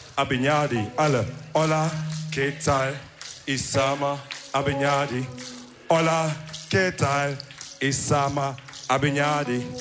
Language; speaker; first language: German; early bilingual, other home language; Wolof